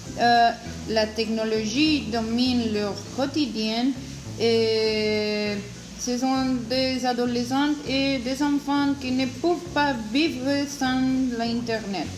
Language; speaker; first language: French; non-native, learner; Spanish